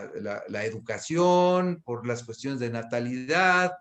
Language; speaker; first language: Spanish; native; Spanish